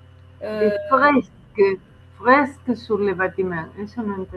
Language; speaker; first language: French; non-native, learner; Spanish